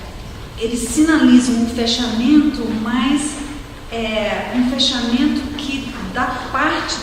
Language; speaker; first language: Portuguese; non-native, fluent; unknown